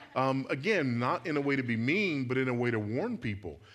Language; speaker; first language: English; native; English